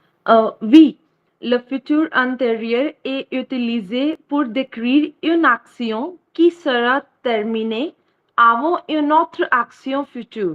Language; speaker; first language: French; non-native, learner; Hindi